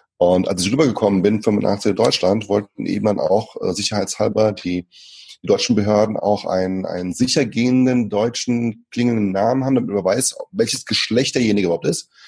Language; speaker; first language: German; early bilingual, other home language; Portuguese